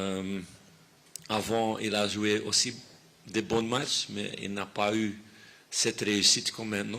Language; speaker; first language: French; non-native, fluent; Dutch